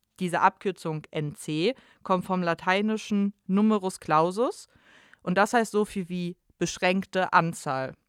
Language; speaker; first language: German; native; German